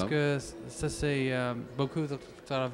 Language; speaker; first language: French; non-native, local second language; English